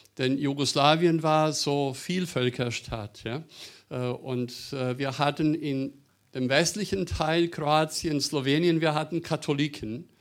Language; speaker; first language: German; non-native, fluent; Serbian